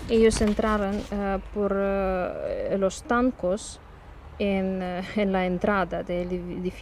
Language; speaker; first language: Spanish; non-native, learner; Ukrainian